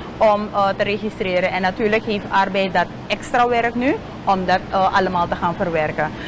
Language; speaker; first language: Dutch; native; Dutch